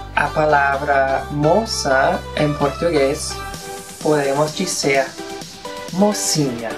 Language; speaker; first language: Portuguese; non-native, fluent; Spanish